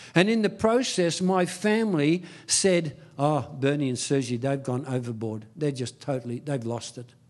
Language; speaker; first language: English; early bilingual, other home language; Dutch